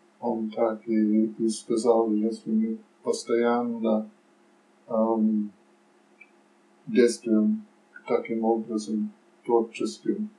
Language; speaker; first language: Russian; non-native, fluent; English